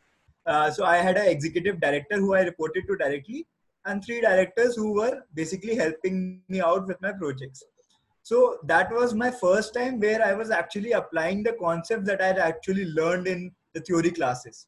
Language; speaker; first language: English; non-native, local second language; Hindi